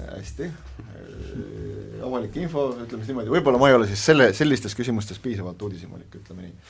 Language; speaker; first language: Estonian; native; Estonian